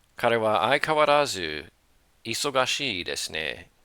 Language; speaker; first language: Japanese; non-native, learner; English